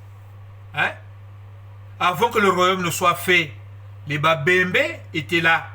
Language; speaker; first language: French; non-native, local second language; Kongo